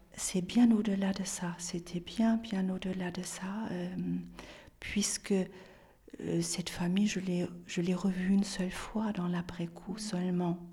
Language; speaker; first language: French; non-native, fluent; German